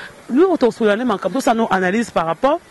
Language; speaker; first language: French; non-native, local second language; Lingala